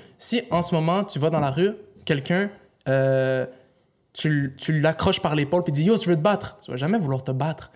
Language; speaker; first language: French; native; French